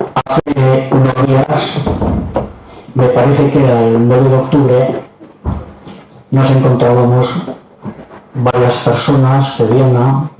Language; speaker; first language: Spanish; native; Spanish